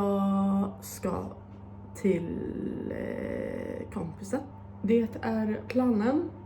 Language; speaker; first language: Swedish; non-native, fluent; English